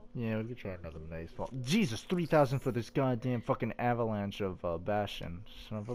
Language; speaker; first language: English; native; English